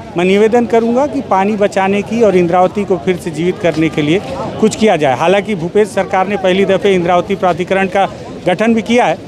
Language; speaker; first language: Hindi; native; Hindi